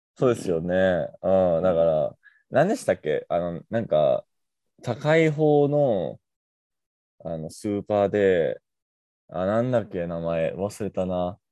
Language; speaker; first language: Japanese; non-native, fluent; English